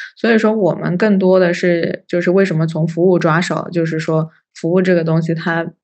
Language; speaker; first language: Chinese; native; Chinese